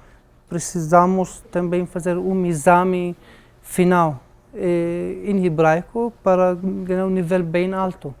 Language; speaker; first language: Portuguese; non-native, learner; Arabic